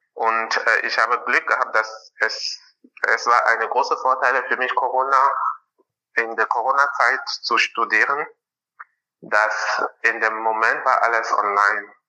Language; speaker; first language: German; non-native, fluent; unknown